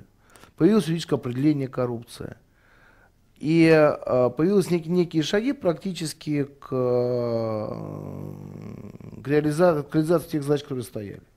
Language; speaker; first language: Russian; native; Russian